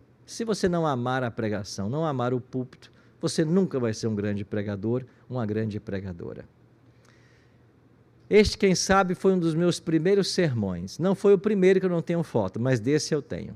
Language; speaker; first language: Portuguese; native; Portuguese